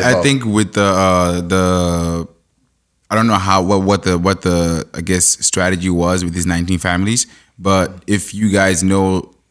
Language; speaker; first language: English; non-native, local second language; Shona